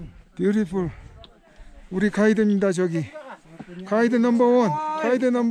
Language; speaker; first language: Korean; native; Korean